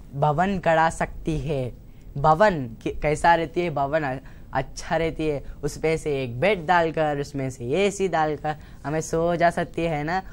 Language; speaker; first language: Hindi; non-native, local second language; Telugu